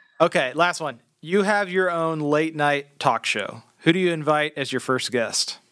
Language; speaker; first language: English; native; English